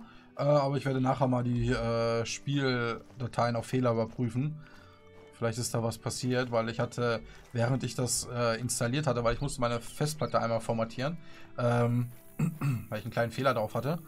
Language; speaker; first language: German; native; German